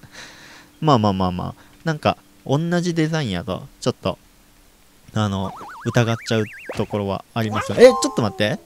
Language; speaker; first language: Japanese; native; Japanese